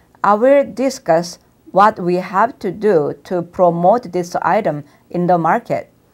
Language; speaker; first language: English; non-native, fluent; Korean